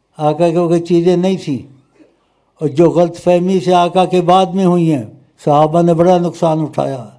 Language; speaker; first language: Urdu; non-native, local second language; Pashto